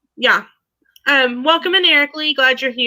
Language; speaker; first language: English; native; English